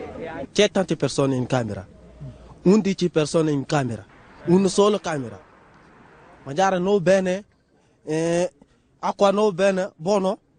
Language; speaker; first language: Italian; non-native, learner; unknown